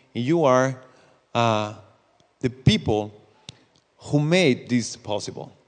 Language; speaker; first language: English; non-native, fluent; Spanish